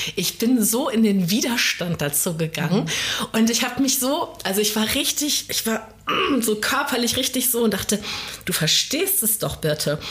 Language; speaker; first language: German; native; German